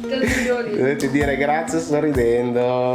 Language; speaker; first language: Italian; native; Italian